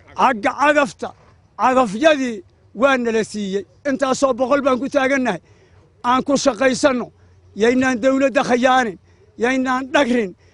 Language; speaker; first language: Somali; native; Somali